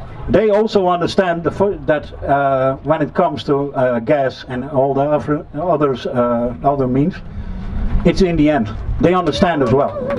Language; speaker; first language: English; non-native, fluent; Dutch